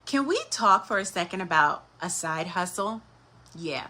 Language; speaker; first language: English; native; English